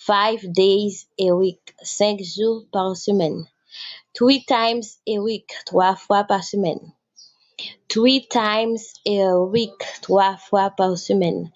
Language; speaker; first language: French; non-native, local second language; Haitian Creole